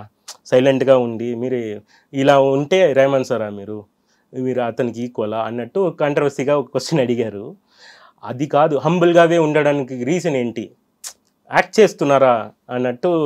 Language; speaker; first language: Telugu; non-native, fluent; Tamil